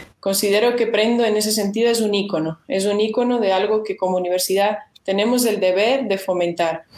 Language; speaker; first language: Spanish; non-native, fluent; Portuguese